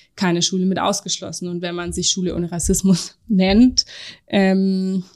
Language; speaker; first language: German; native; German